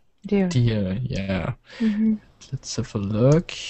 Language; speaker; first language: English; non-native, learner; German